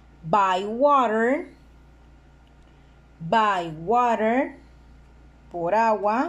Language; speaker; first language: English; non-native, fluent; Spanish